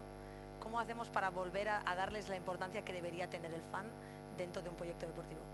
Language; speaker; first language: Spanish; native; Spanish